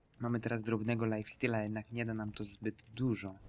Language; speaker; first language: Polish; native; Polish